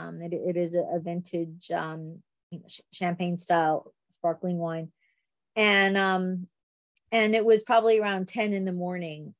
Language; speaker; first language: English; native; English